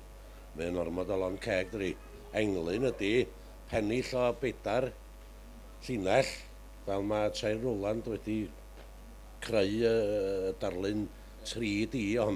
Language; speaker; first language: Welsh; native; Welsh